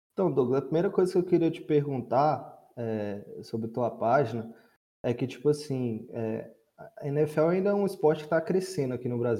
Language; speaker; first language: Portuguese; native; Portuguese